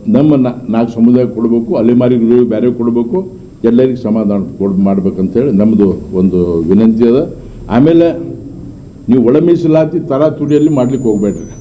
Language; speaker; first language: Kannada; non-native, local second language; Lambadi